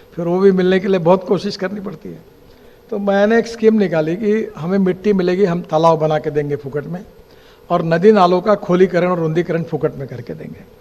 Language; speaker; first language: Hindi; non-native, local second language; Marathi